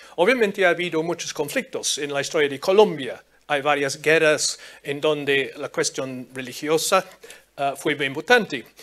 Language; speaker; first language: Spanish; non-native, fluent; English